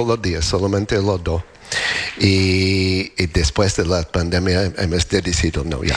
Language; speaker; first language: Spanish; non-native, learner; English